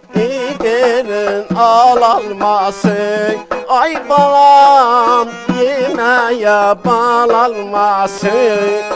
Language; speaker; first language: Turkish; native; Turkish